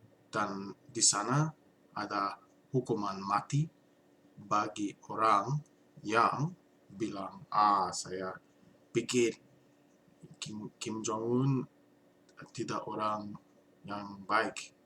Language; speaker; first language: Indonesian; non-native, learner; English